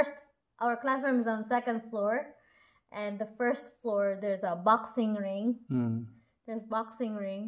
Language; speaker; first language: English; non-native, local second language; Cebuano